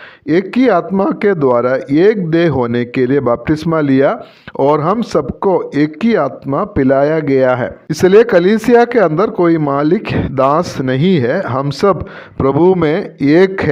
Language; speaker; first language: Hindi; non-native, local second language; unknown